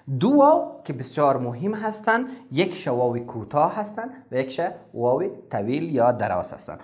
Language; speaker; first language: Persian; non-native, local second language; Pashto